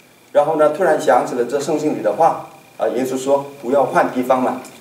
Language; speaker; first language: Chinese; non-native, fluent; Korean